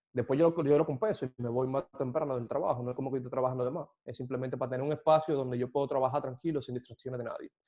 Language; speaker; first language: Spanish; native; Spanish